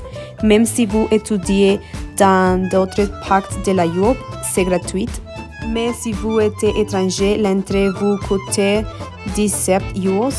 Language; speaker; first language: French; non-native, learner; Spanish